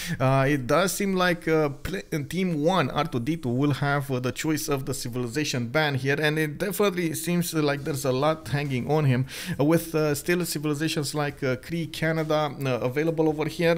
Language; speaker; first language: English; non-native, fluent; Romanian